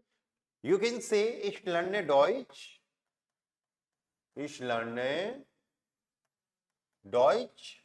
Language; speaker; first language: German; non-native, fluent; Hindi